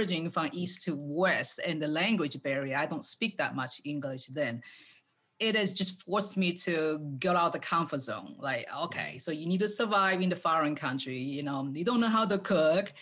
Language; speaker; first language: English; non-native, fluent; Chinese